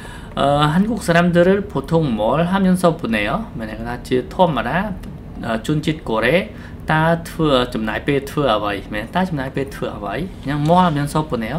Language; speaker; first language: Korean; non-native, fluent; Khmer